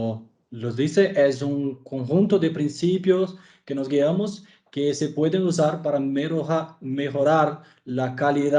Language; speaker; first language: Spanish; non-native, fluent; Portuguese